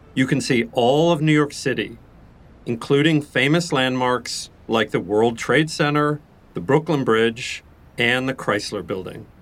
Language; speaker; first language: English; native; English